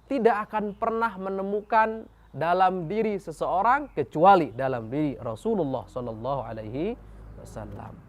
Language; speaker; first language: Indonesian; native; Indonesian